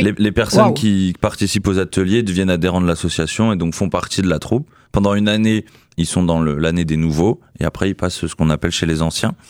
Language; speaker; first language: French; native; French